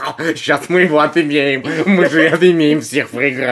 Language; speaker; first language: Russian; native; Russian